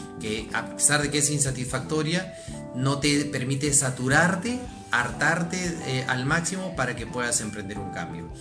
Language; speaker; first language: Spanish; native; Spanish